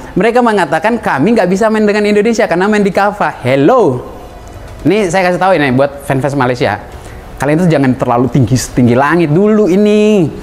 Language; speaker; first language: Indonesian; native; Indonesian